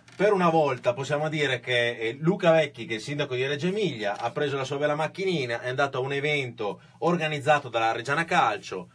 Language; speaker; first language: Italian; native; Italian